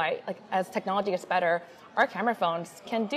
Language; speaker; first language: English; native; English